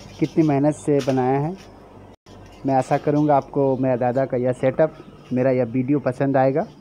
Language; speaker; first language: Hindi; native; Hindi